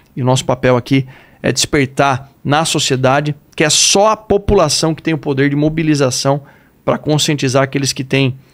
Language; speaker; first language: Portuguese; native; Portuguese